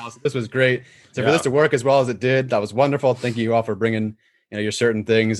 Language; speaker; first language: English; native; English